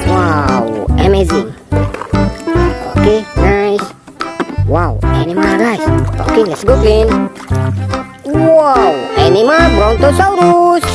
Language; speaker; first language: English; non-native, learner; Indonesian